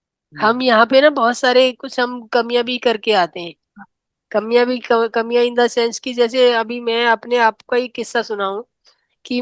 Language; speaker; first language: Hindi; native; Hindi